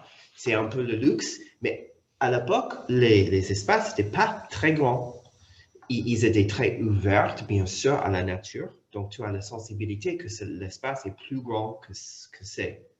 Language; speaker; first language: French; non-native, fluent; English